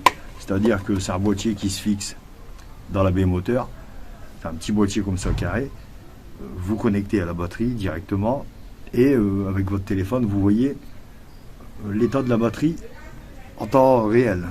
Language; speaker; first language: French; native; French